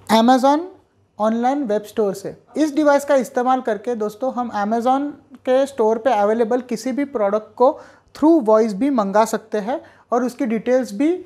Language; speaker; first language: Hindi; non-native, local second language; Marathi